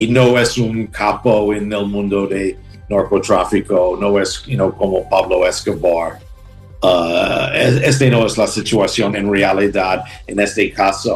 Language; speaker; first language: Spanish; non-native, learner; English